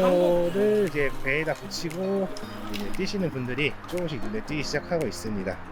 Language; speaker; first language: Korean; native; Korean